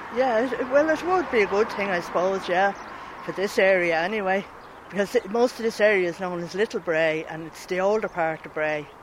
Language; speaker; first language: English; native; English